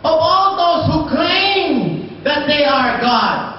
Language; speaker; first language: English; non-native, local second language; Filipino